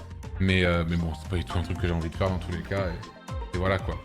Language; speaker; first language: French; native; French